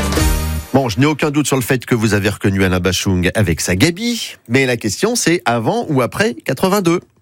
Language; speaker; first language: French; native; French